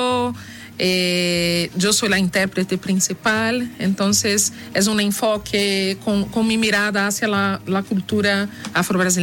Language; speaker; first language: Spanish; non-native, fluent; Portuguese